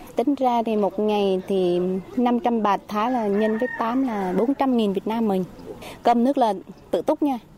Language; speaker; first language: Vietnamese; non-native, local second language; Jarai